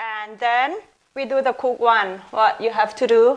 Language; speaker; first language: English; non-native, local second language; Thai